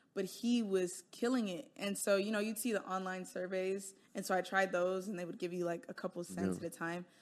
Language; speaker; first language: English; native; English